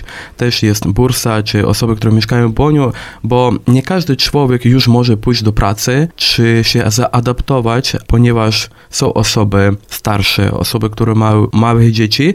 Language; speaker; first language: Polish; non-native, fluent; Ukrainian